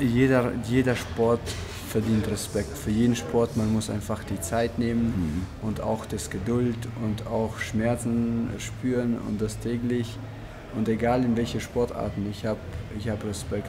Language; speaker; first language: German; non-native, fluent; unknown